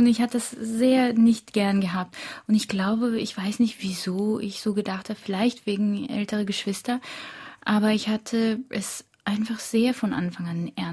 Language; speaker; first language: German; early bilingual, other home language; Korean